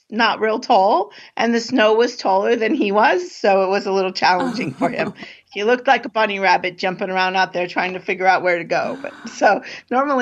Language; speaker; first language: English; native; English